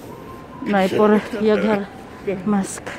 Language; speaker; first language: Swedish; non-native, learner; Filipino